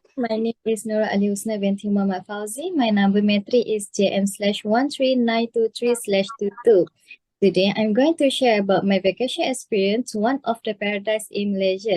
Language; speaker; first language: English; non-native, fluent; Malay